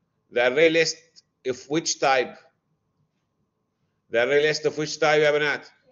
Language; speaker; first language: English; non-native, fluent; Arabic